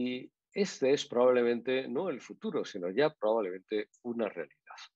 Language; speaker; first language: Spanish; native; Spanish